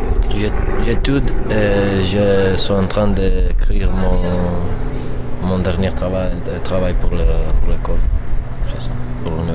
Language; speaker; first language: French; non-native, learner; Italian